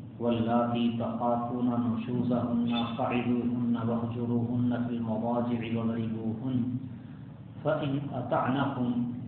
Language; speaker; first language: Urdu; native; Urdu